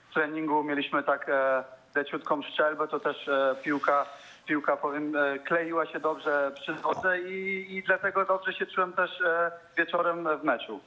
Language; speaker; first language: Polish; early bilingual, heritage; Polish